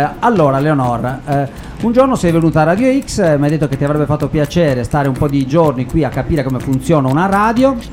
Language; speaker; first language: Italian; native; Italian